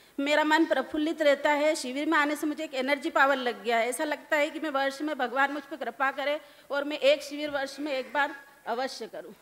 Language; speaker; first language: Hindi; native; Hindi